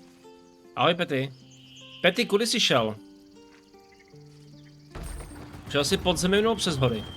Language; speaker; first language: Czech; native; Czech